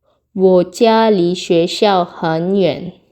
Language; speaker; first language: Chinese; non-native, fluent; Indonesian